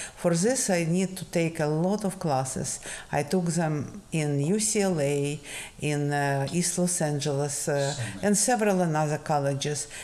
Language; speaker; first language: English; non-native, fluent; Russian